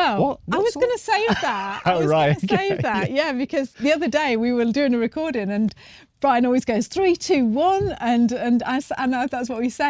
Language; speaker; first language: English; native; English